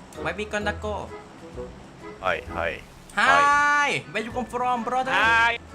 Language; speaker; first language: English; non-native, learner; Thai